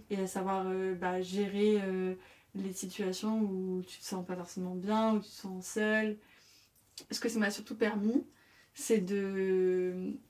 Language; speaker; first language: French; native; French